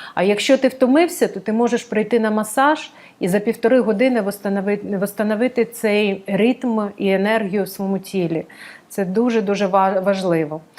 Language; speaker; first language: Ukrainian; non-native, local second language; Russian